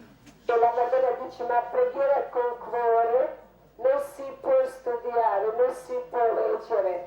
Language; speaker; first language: Italian; non-native, learner; Croatian